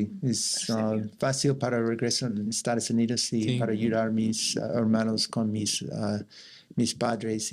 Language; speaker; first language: Spanish; non-native, learner; English